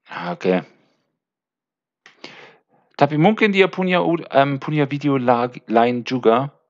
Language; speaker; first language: Indonesian; non-native, learner; German